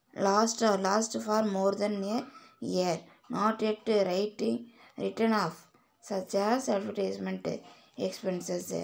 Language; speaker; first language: English; non-native, local second language; Tamil